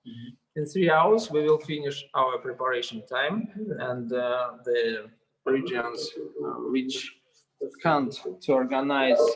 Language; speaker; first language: English; non-native, learner; Russian